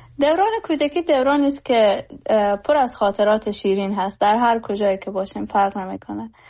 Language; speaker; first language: Persian; native; Persian